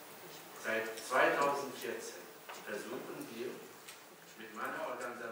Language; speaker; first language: German; early bilingual, other home language; Kurdish